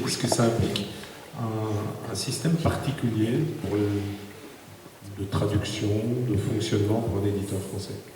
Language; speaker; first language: French; native; French